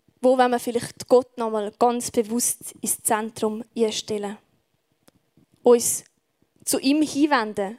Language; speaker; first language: German; native; German